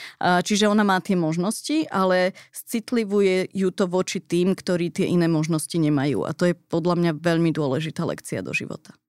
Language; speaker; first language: Slovak; early bilingual, heritage; Slovak